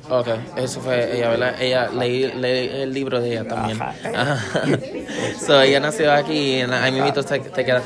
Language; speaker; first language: Spanish; early bilingual, heritage; Spanish